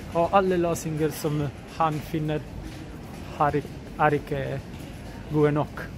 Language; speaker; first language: Norwegian; non-native, learner; Italian